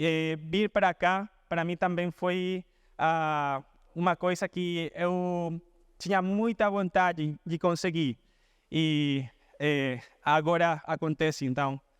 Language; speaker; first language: Portuguese; non-native, fluent; Spanish